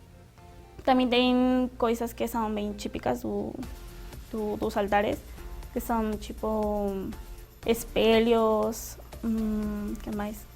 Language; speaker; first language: Portuguese; non-native, fluent; Spanish